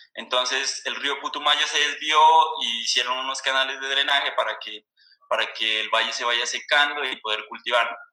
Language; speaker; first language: Spanish; native; Spanish